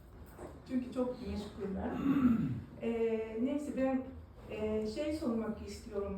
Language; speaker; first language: Turkish; non-native, fluent; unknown